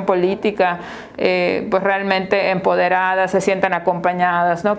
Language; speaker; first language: Spanish; native; Spanish